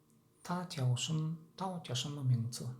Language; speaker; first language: Chinese; non-native, learner; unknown